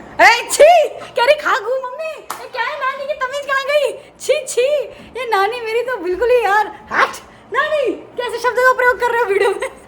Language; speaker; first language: Hindi; native; Hindi